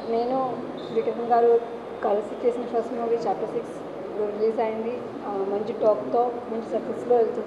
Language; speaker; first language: Telugu; non-native, fluent; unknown